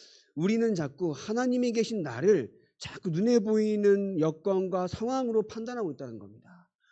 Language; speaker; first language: Korean; native; Korean